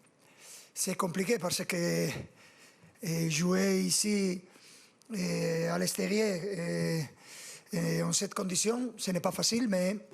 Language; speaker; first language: French; non-native, fluent; Spanish